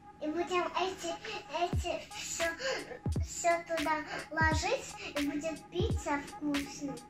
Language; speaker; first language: Russian; early bilingual, heritage; Russian